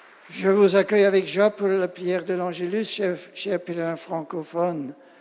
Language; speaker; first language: French; non-native, fluent; German